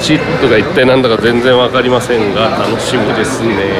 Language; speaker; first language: Japanese; native; Japanese